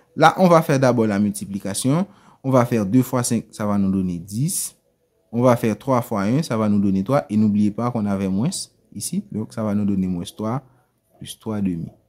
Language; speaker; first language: French; non-native, local second language; Haitian Creole